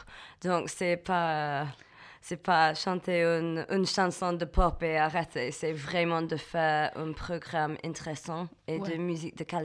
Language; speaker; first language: French; non-native, learner; English